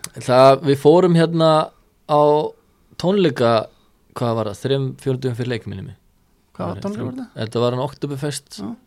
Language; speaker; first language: Icelandic; early bilingual, other home language; Serbian